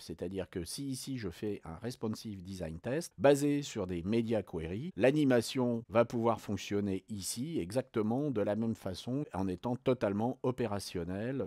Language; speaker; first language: French; native; French